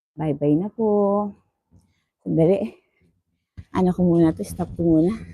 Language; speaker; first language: Filipino; native; Filipino